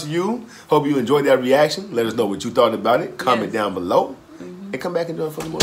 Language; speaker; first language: English; native; English